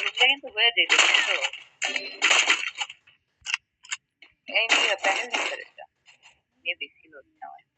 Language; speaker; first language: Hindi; non-native, learner; Bangla